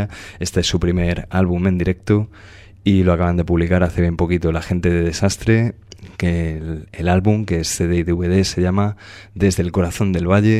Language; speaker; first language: Spanish; native; Spanish